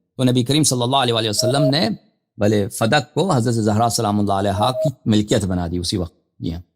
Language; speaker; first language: Urdu; non-native, fluent; Persian